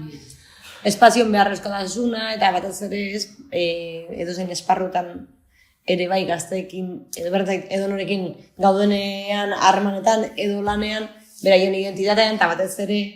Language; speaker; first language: Basque; native; Basque